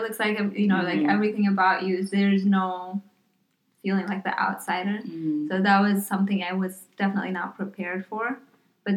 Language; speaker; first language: English; non-native, fluent; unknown